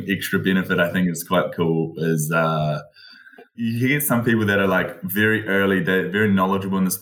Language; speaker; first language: English; native; English